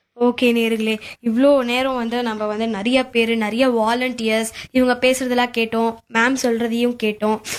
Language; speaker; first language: Tamil; native; Tamil